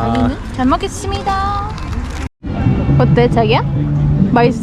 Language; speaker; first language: Korean; non-native, learner; Spanish